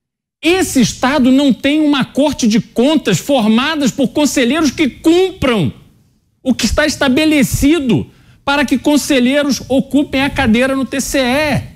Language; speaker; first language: Portuguese; native; Portuguese